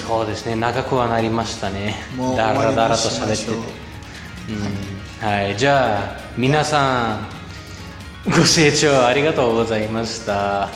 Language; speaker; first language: Japanese; non-native, fluent; Bulgarian